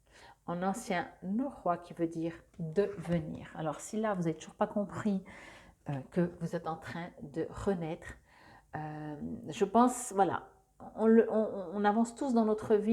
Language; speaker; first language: French; native; French